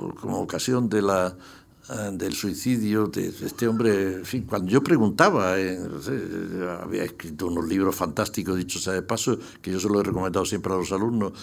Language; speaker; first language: Spanish; native; Spanish